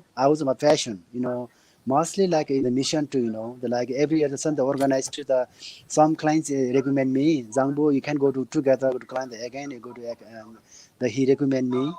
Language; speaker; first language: English; non-native, learner; Nepali